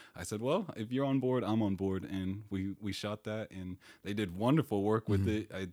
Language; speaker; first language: English; native; English